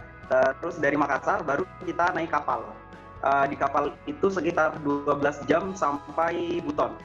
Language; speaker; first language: Indonesian; non-native, local second language; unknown